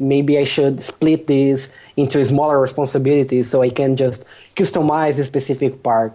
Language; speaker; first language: English; non-native, fluent; Portuguese